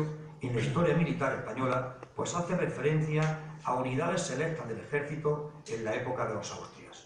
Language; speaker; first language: Spanish; native; Spanish